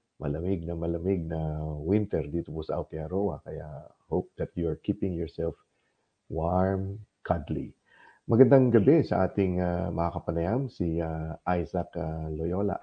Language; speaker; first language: Filipino; native; Filipino